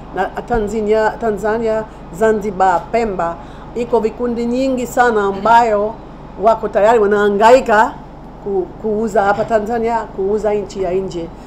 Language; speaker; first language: Swahili; non-native, fluent; Seselwa Creole French